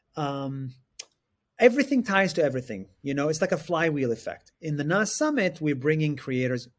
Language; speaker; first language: English; non-native, fluent; Arabic